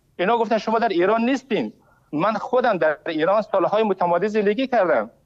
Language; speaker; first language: Persian; native; Persian